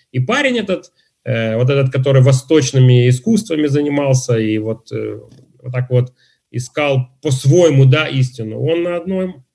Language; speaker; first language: Russian; native; Russian